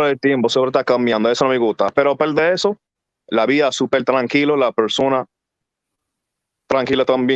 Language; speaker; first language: Spanish; early bilingual, heritage; English